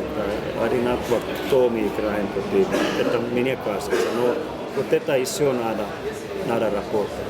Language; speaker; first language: Russian; non-native, learner; Finnish